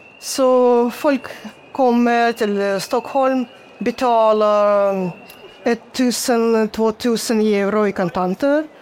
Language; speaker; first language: Swedish; non-native, fluent; Russian